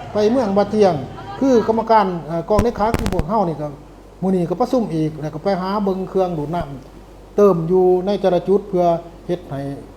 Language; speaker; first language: Lao; native; Lao